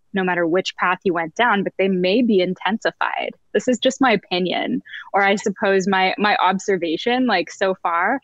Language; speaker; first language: English; native; English